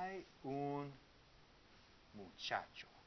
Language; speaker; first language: Spanish; non-native, learner; English